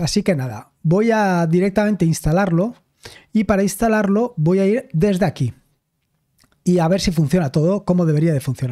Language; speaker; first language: Spanish; native; Spanish